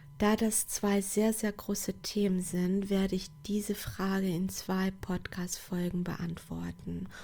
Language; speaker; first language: German; non-native, fluent; Portuguese